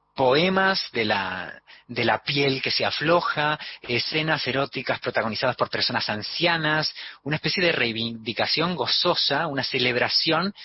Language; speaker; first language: Spanish; native; Spanish